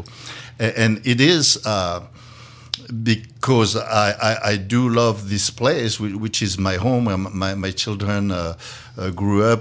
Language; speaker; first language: English; non-native, fluent; French